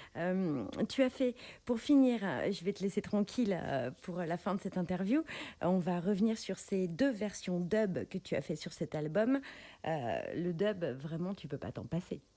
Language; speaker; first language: French; native; French